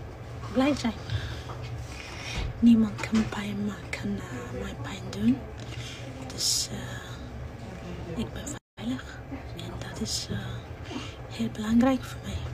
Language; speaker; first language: Dutch; non-native, learner; Somali